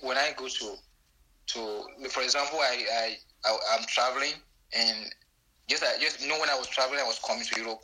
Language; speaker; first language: English; non-native, local second language; Bini